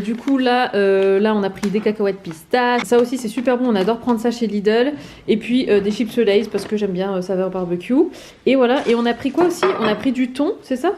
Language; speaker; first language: French; native; French